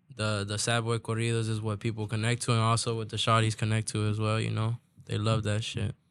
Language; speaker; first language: English; native; English